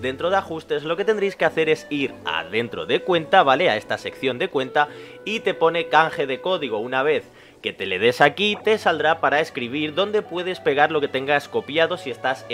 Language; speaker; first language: Spanish; native; Spanish